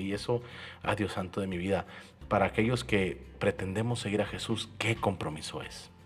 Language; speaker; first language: Spanish; native; Spanish